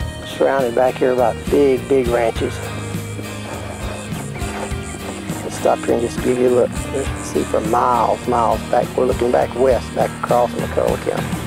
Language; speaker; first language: English; native; English